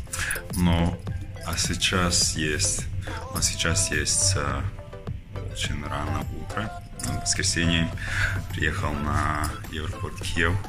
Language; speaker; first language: Russian; non-native, learner; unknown